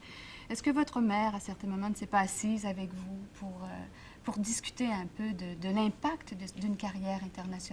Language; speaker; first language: French; native; French